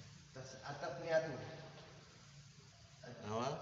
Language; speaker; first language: Arabic; non-native, learner; Indonesian